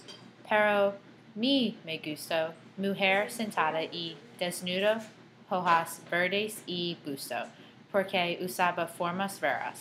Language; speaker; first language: Spanish; non-native, learner; English